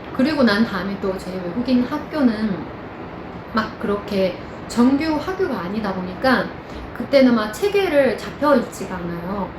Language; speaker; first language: Korean; non-native, fluent; Chinese